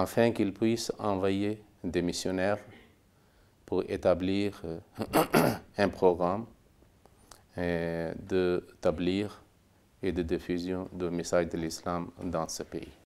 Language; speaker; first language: French; non-native, fluent; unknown